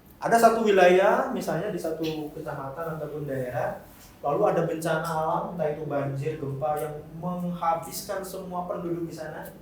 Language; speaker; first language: Indonesian; non-native, local second language; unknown